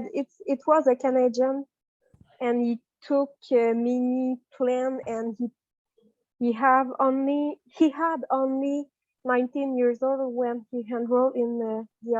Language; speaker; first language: English; non-native, learner; French